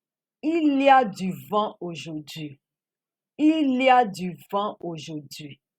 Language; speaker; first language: French; non-native, fluent; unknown